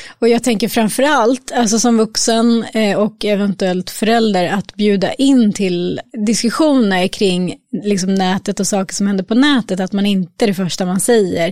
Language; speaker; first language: Swedish; native; Swedish